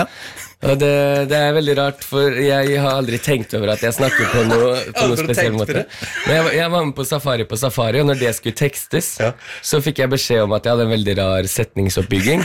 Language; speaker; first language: Norwegian; early bilingual, heritage; Norwegian